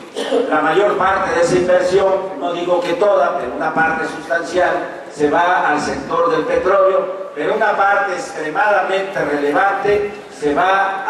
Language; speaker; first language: Spanish; native; Spanish